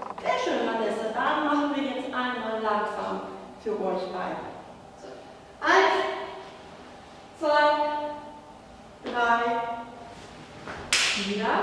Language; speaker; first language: German; non-native, fluent; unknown